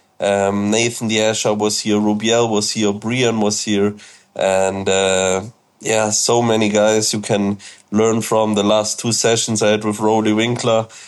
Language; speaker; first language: English; non-native, fluent; German